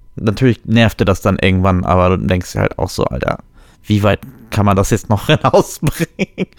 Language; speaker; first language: German; early bilingual, other home language; Polish